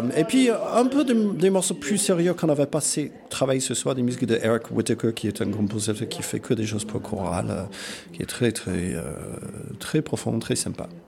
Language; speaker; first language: French; non-native, fluent; English